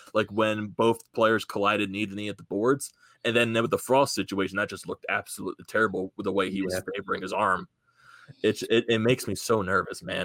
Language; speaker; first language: English; native; English